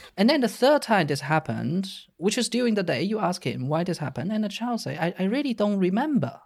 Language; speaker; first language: English; non-native, fluent; Chinese